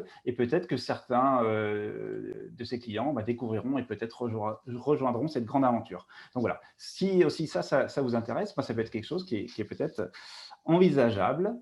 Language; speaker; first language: French; native; French